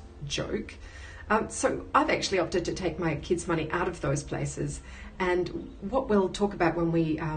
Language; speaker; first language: English; native; English